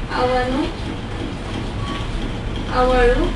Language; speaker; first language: Kannada; non-native, fluent; Marathi